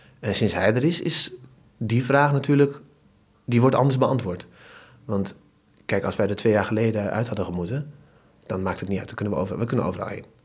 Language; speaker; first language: Dutch; early bilingual, other home language; Turkish